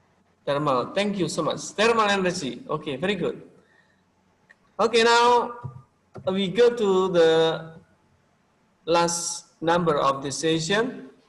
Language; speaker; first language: English; non-native, local second language; Indonesian